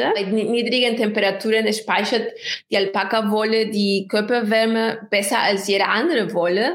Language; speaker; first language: German; non-native, fluent; Spanish